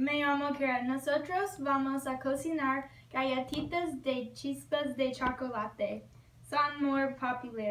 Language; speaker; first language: Spanish; non-native, learner; English